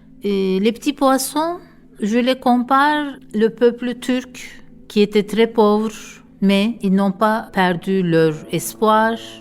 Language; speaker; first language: French; non-native, fluent; Turkish